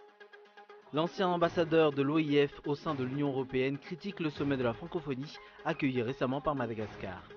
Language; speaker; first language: French; non-native, local second language; Malagasy